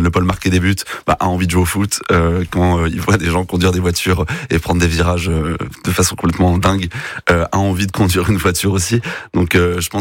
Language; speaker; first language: French; native; French